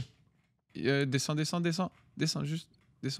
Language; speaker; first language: French; native; French